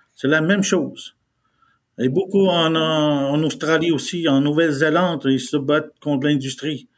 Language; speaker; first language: French; non-native, fluent; Innu-aimun